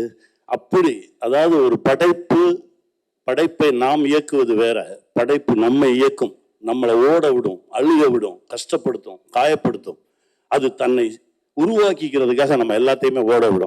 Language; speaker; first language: Tamil; native; Tamil